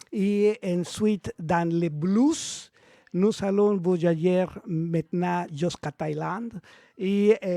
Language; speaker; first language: French; non-native, learner; Spanish